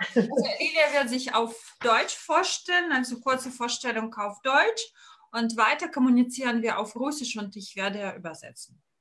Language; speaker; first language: German; non-native, fluent; Russian